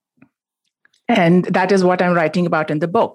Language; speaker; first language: English; non-native, local second language; Hindi